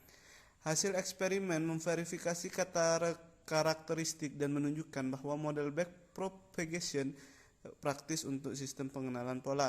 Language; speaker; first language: Indonesian; native; Indonesian